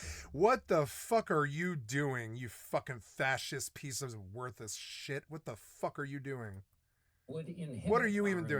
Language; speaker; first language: English; native; English